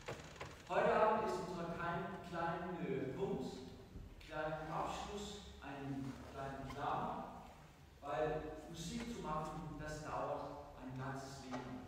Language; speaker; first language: German; non-native, fluent; Danish